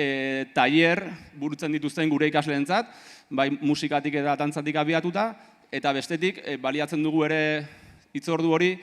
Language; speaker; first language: Basque; native; Basque